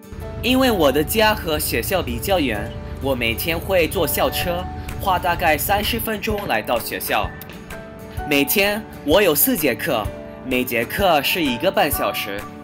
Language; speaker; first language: Chinese; non-native, fluent; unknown